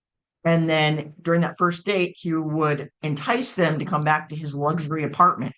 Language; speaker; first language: English; native; English